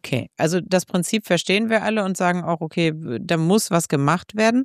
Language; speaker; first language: German; native; German